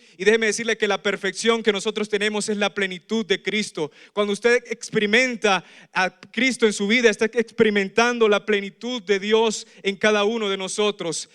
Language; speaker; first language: Spanish; native; Spanish